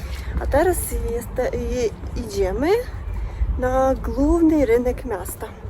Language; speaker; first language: Polish; non-native, learner; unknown